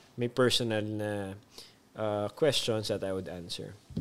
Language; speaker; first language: English; non-native, local second language; Filipino